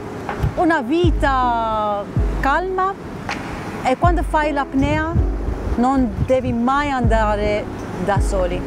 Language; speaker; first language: Italian; non-native, fluent; Maltese